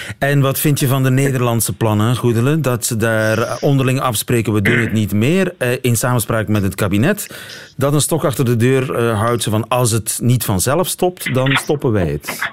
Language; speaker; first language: Dutch; native; Dutch